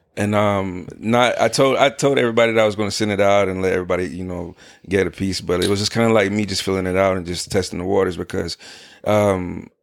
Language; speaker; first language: English; native; English